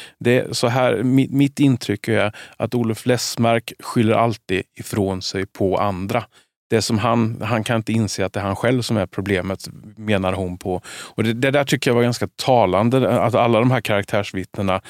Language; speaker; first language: Swedish; native; Swedish